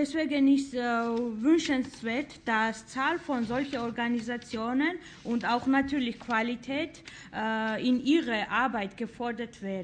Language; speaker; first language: German; non-native, fluent; Georgian